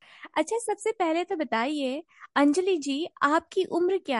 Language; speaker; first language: Hindi; native; Hindi